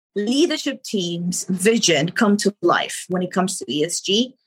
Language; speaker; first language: English; non-native, fluent; Arabic